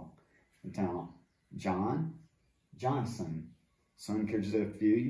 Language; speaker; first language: Portuguese; non-native, fluent; English